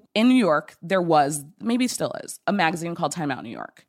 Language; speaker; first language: English; native; English